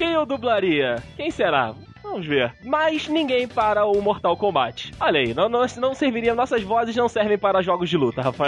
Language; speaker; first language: Portuguese; native; Portuguese